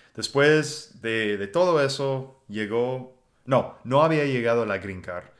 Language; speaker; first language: Spanish; non-native, fluent; English